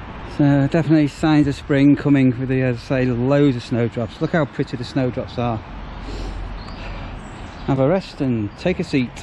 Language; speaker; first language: English; native; English